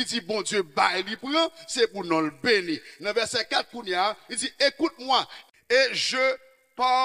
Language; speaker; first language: French; non-native, local second language; Haitian Creole